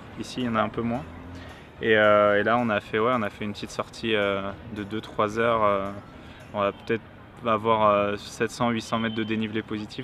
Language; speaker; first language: French; native; French